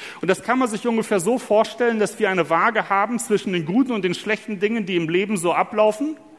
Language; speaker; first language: German; early bilingual, other home language; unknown